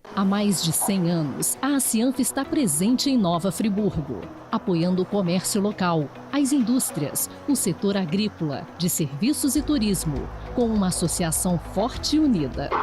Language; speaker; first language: Portuguese; native; Portuguese